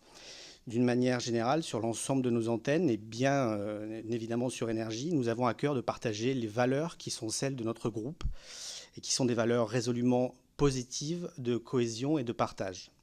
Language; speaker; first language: French; native; French